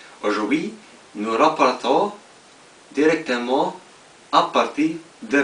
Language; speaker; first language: French; non-native, learner; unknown